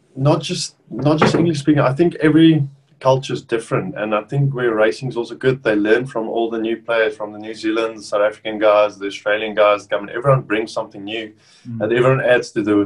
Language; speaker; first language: English; non-native, local second language; Afrikaans